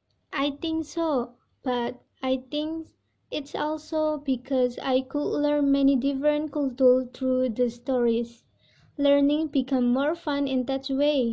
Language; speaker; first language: English; non-native, learner; Indonesian